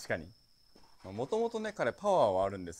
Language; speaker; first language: Japanese; native; Japanese